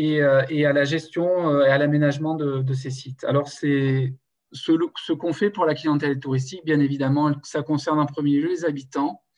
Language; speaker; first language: French; native; French